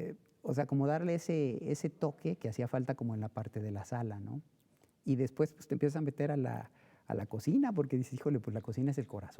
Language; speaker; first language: Spanish; native; Spanish